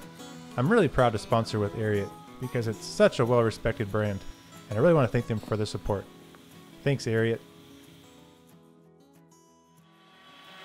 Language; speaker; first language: English; native; English